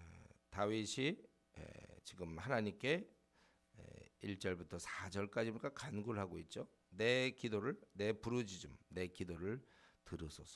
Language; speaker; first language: Korean; native; Korean